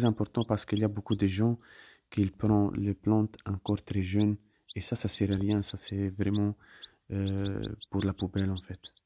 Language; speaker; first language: French; non-native, fluent; Italian